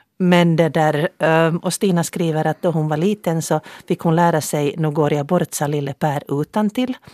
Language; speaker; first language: Swedish; native; Swedish